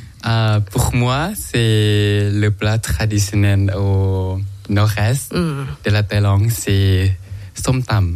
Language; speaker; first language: French; non-native, learner; Thai